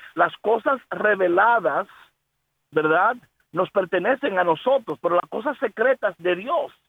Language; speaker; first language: Spanish; early bilingual, heritage; Spanish